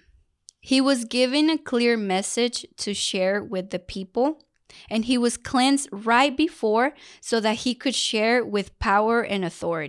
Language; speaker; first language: English; non-native, fluent; Spanish